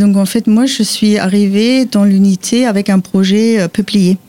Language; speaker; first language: French; non-native, fluent; German